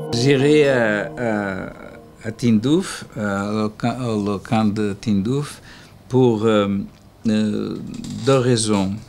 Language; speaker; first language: French; non-native, learner; Portuguese